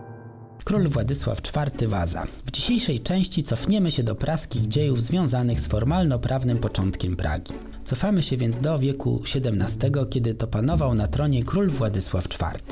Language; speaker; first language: Polish; native; Polish